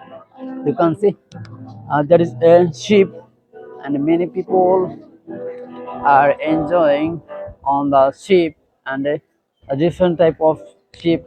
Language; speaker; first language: English; non-native, learner; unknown